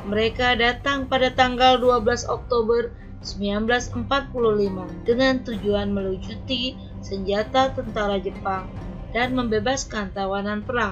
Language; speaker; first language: Indonesian; native; Indonesian